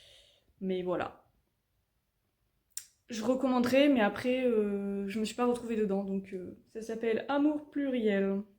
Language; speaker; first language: French; native; French